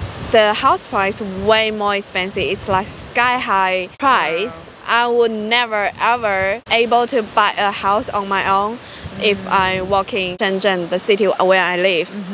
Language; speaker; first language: English; non-native, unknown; Chinese